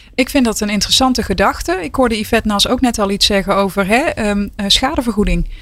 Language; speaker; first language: Dutch; native; Dutch